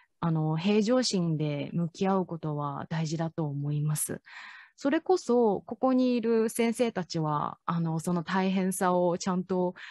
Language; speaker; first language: Japanese; non-native, fluent; Chinese